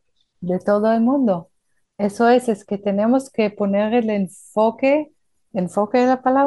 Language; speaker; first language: Spanish; non-native, fluent; Hebrew